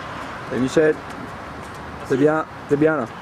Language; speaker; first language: French; native; French